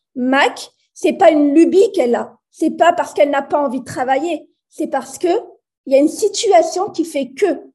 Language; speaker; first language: French; native; French